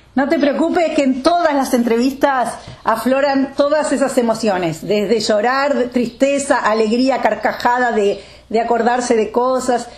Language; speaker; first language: Spanish; native; Spanish